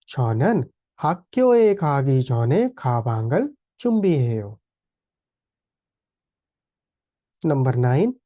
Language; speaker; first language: Korean; non-native, fluent; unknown